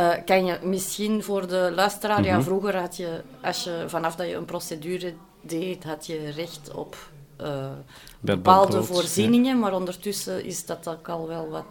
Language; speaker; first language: Dutch; native; Dutch